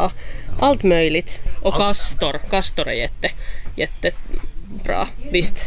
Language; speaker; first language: Swedish; non-native, local second language; Finnish